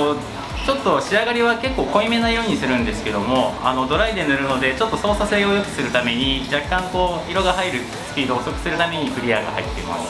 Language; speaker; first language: Japanese; native; Japanese